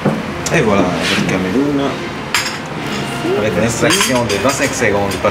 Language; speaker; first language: French; native; French